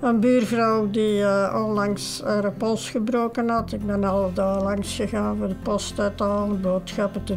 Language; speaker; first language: Dutch; native; Dutch